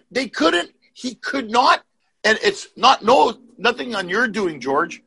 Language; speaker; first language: English; native; English